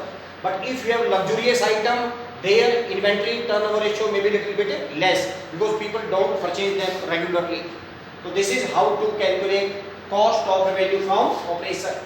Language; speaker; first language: English; non-native, local second language; Hindi